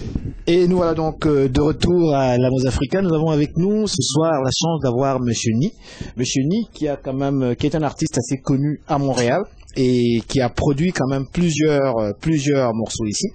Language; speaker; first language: French; native; French